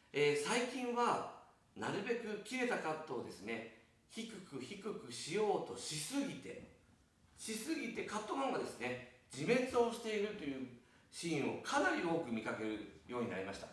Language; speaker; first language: Japanese; native; Japanese